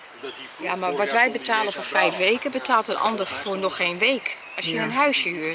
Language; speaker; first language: Dutch; native; Dutch